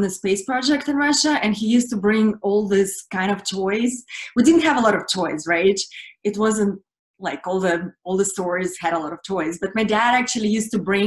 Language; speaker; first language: English; non-native, fluent; Russian